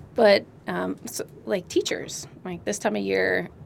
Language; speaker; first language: English; native; English